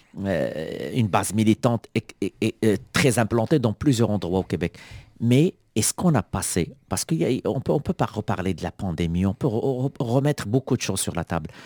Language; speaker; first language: French; non-native, local second language; Arabic